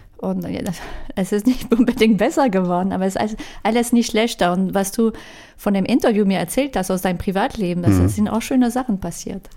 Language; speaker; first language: German; non-native, fluent; French